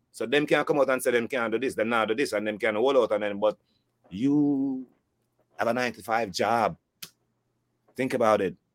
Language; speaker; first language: English; native; English